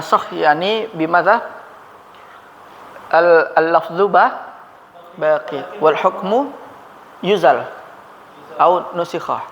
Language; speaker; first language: Arabic; non-native, fluent; Indonesian